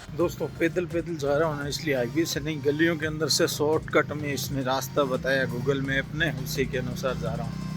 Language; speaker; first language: Hindi; native; Hindi